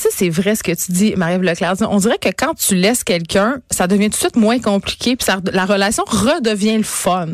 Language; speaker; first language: French; native; French